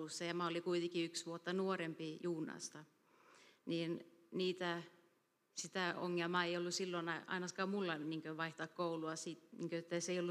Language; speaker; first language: Finnish; early bilingual, heritage; Finnish